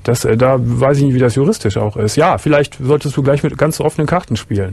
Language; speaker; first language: German; native; German